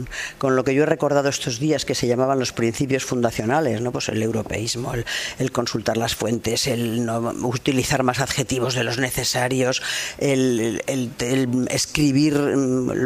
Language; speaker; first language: Spanish; native; Spanish